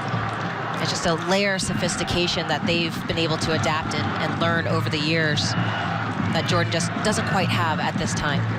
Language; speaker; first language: English; native; English